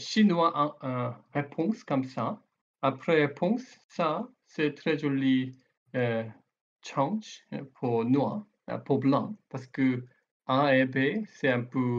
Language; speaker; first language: French; non-native, learner; Korean